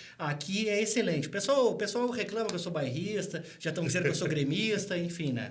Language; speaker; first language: Portuguese; native; Portuguese